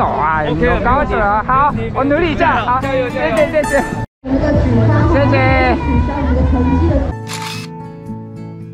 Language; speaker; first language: Chinese; non-native, learner; Japanese